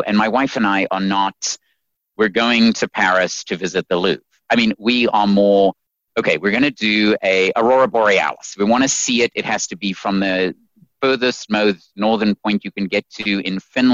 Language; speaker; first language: English; native; English